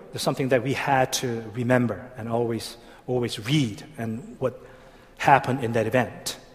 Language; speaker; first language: English; non-native, fluent; Korean